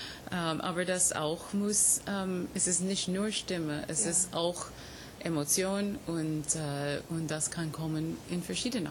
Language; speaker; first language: German; non-native, fluent; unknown